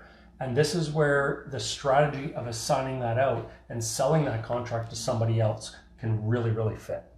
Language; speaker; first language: English; native; English